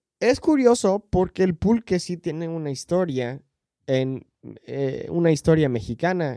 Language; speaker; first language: Spanish; non-native, fluent; English